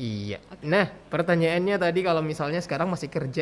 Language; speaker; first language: Indonesian; native; Indonesian